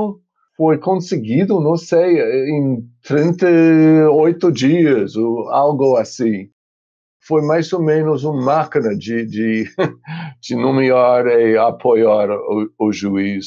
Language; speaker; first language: Portuguese; non-native, fluent; English